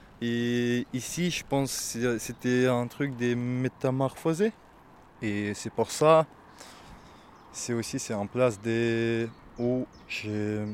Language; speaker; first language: French; non-native, learner; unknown